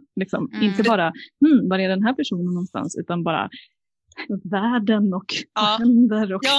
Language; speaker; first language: Swedish; native; Swedish